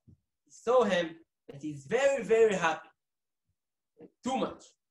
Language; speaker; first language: English; non-native, fluent; Hebrew